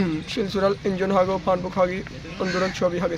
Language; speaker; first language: Korean; non-native, learner; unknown